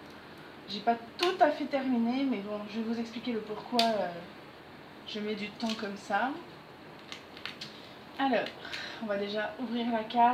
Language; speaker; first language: French; native; French